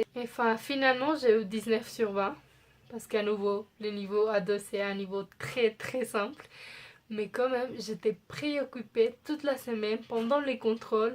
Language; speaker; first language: French; non-native, fluent; Spanish